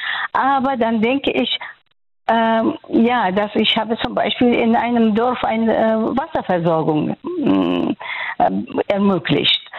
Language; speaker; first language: German; non-native, fluent; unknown